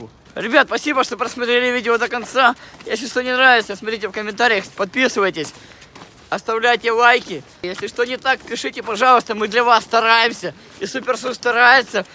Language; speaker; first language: Russian; native; Russian